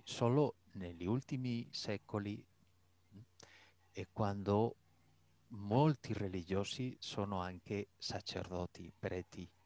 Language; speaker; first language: Italian; non-native, fluent; Spanish